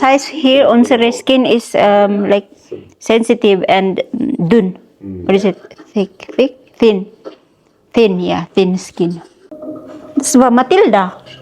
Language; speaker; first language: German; non-native, learner; Filipino